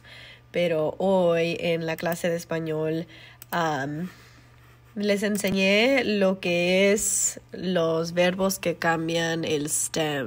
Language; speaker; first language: Spanish; early bilingual, heritage; Spanish